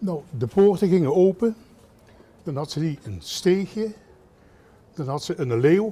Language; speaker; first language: Dutch; native; Dutch